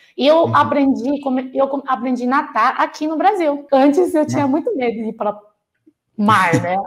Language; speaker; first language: Portuguese; non-native, fluent; Chinese